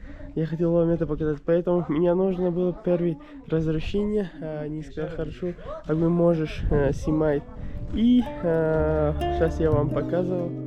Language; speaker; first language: Russian; non-native, learner; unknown